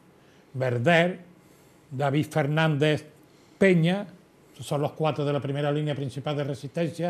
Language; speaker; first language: Spanish; native; Spanish